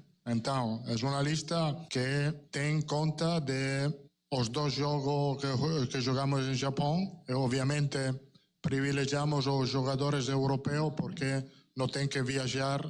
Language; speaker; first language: Portuguese; non-native, fluent; Spanish